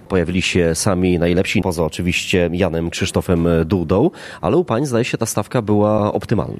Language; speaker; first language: Polish; native; Polish